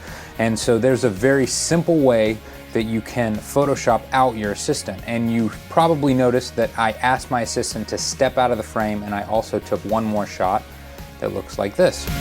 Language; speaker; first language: English; native; English